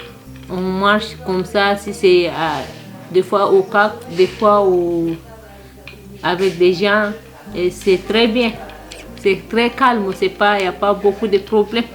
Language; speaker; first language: French; non-native, learner; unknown